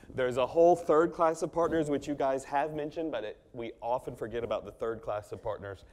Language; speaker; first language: English; native; English